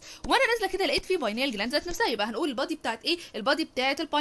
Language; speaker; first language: Arabic; native; Arabic